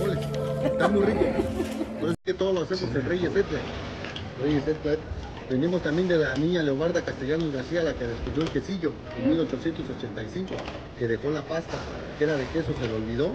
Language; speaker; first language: Spanish; native; Spanish